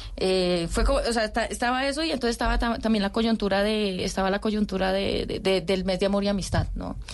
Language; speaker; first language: Spanish; native; Spanish